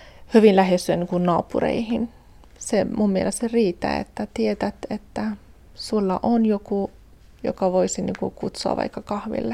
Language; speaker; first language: Finnish; non-native, fluent; Persian